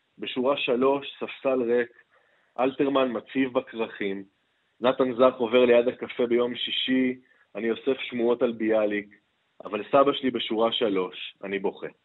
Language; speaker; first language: Hebrew; native; Hebrew